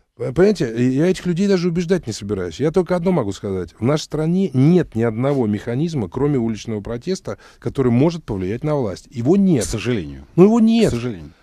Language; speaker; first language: Russian; native; Russian